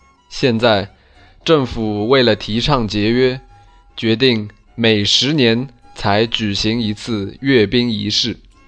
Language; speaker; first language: Chinese; native; Chinese